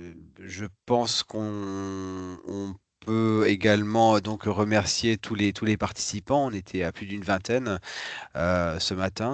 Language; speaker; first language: French; native; French